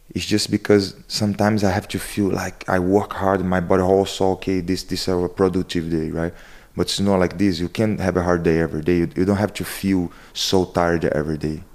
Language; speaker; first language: English; non-native, learner; Portuguese